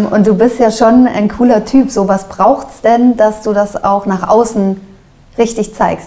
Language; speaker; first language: German; native; German